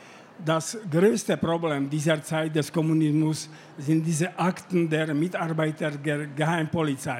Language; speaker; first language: German; non-native, fluent; Slovak